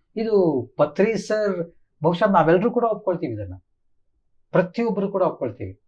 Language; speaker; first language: Kannada; native; Kannada